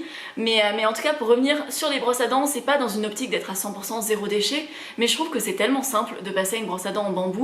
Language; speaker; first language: French; native; French